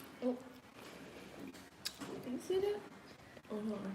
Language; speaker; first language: English; native; English